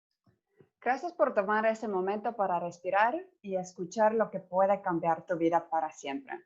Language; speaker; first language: Spanish; non-native, fluent; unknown